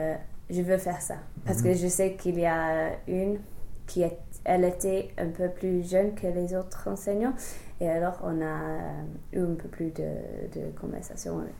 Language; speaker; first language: French; non-native, fluent; English